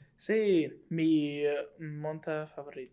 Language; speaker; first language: Spanish; non-native, learner; English